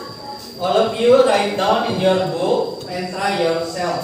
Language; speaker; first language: English; non-native, learner; Indonesian